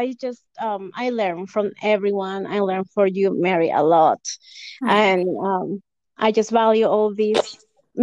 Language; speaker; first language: English; non-native, fluent; Spanish